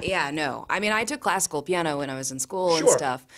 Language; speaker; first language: English; native; English